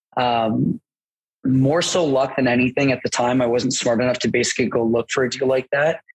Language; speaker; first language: English; native; English